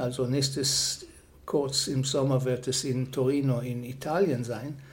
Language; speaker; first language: German; non-native, fluent; Hebrew